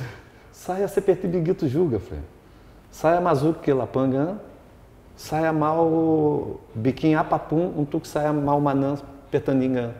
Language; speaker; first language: Indonesian; non-native, fluent; Portuguese